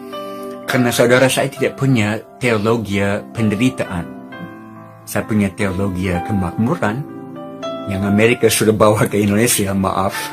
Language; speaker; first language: Indonesian; non-native, fluent; English